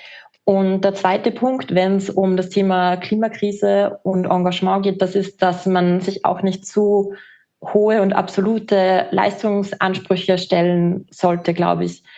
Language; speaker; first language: German; native; German